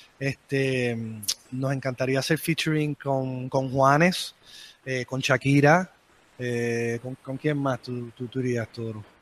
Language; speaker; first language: Spanish; native; Spanish